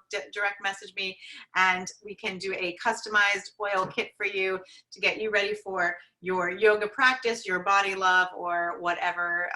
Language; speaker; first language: English; native; English